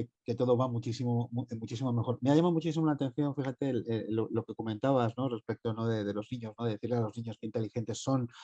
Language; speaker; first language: Spanish; native; Spanish